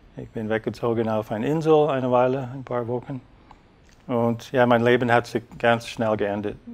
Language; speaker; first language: German; non-native, fluent; English